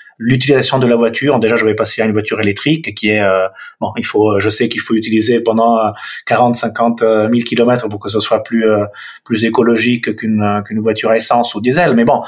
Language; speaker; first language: French; non-native, fluent; Italian